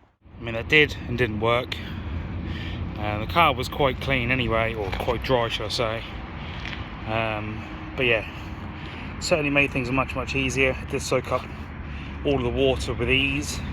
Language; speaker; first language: English; native; English